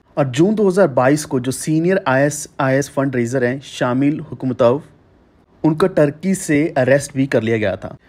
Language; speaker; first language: Hindi; native; Hindi